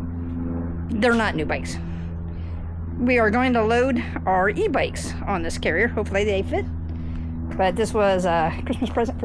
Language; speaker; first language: English; native; English